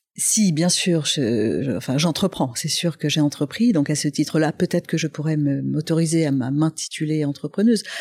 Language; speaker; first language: French; non-native, local second language; Arabic